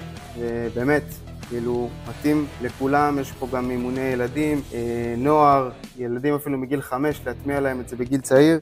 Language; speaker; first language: Hebrew; native; Hebrew